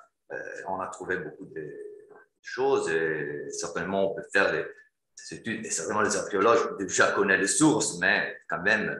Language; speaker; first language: French; non-native, fluent; Italian